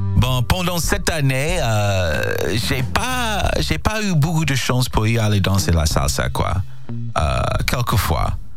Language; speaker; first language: French; non-native, fluent; English